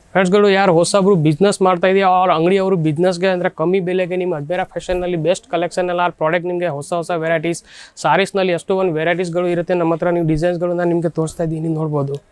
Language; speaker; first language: Kannada; non-native, learner; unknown